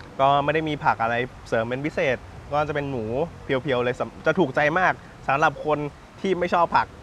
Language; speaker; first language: Thai; native; Thai